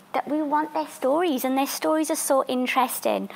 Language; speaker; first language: English; native; English